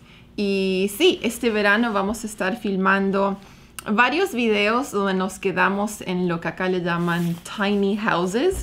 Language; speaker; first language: Spanish; native; Spanish